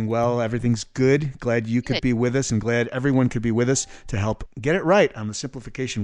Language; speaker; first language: English; native; English